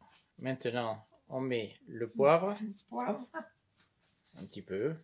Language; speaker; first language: French; native; French